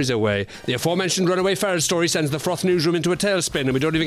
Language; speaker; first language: English; native; English